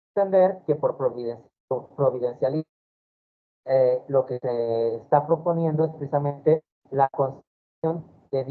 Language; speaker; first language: Spanish; native; Spanish